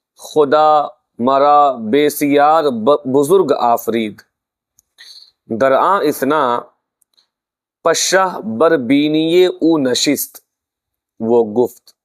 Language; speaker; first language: Persian; non-native, fluent; Urdu